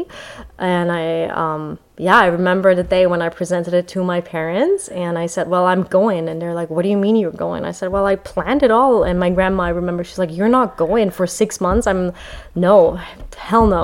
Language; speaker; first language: English; non-native, fluent; German